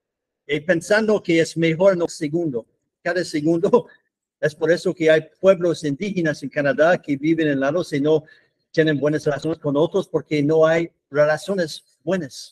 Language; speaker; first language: Spanish; non-native, fluent; English